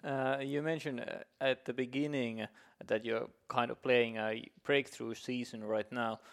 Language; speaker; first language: English; non-native, fluent; Finnish